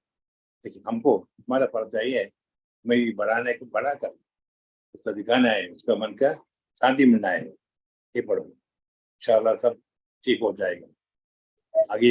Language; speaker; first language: Hindi; non-native, local second language; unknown